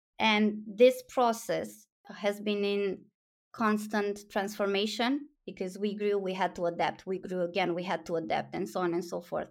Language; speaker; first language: English; non-native, fluent; Romanian